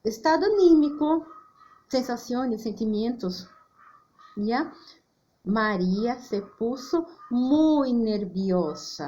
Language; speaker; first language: Spanish; non-native, fluent; Portuguese